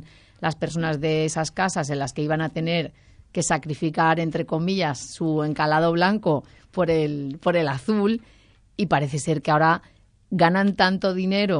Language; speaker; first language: Spanish; native; Spanish